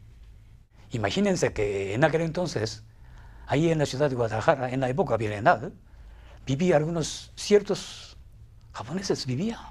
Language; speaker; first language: Spanish; non-native, fluent; Japanese